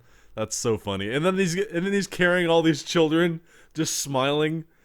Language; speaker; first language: English; native; English